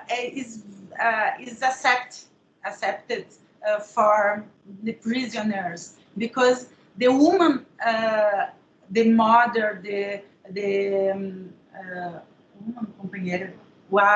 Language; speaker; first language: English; non-native, learner; Portuguese